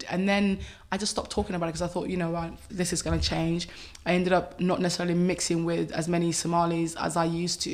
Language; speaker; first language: English; native; English